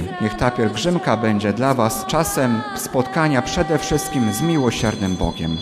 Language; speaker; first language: Polish; native; Polish